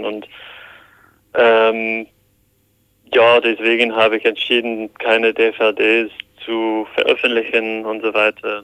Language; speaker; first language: German; non-native, fluent; English